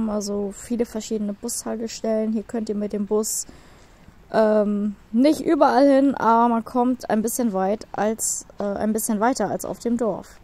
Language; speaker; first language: German; native; German